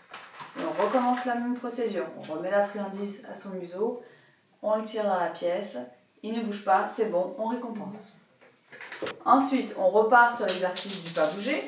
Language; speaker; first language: French; native; French